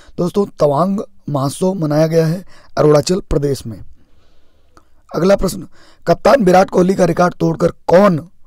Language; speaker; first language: Hindi; native; Hindi